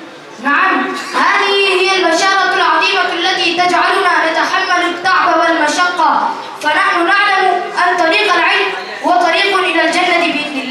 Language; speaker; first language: Arabic; non-native, learner; Urdu